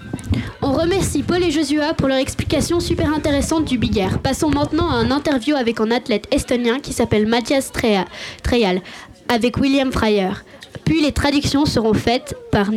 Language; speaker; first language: French; native; French